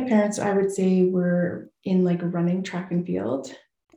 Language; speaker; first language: English; native; English